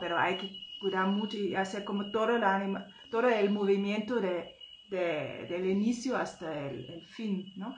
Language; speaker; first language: Spanish; non-native, fluent; German